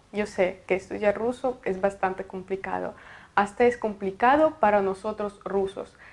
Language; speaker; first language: Spanish; non-native, fluent; Russian